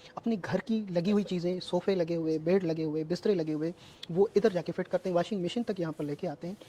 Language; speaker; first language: Urdu; native; Urdu